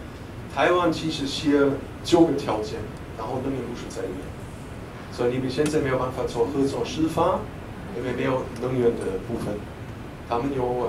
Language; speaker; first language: Chinese; non-native, fluent; German